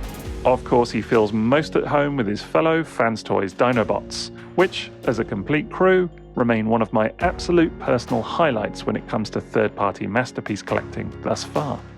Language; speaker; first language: English; native; English